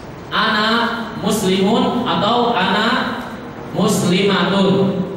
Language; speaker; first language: Arabic; non-native, fluent; Indonesian